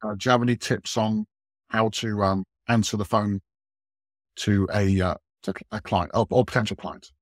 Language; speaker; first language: English; native; English